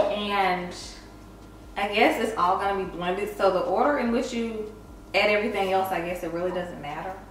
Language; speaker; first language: English; native; English